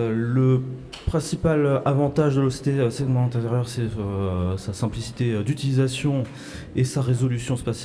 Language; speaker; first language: French; native; French